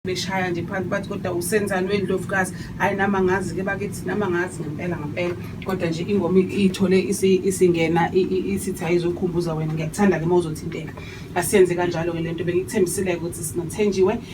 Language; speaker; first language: Zulu; native; Zulu